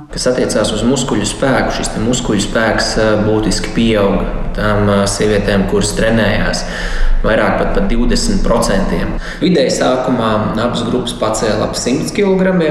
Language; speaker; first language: Latvian; native; Latvian